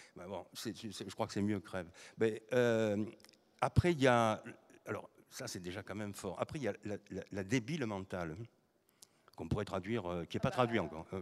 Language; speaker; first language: French; native; French